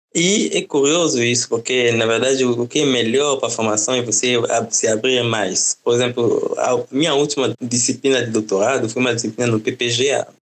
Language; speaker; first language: Portuguese; non-native, fluent; French